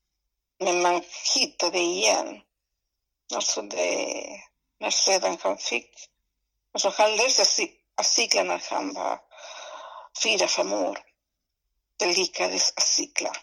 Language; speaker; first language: Swedish; non-native, fluent; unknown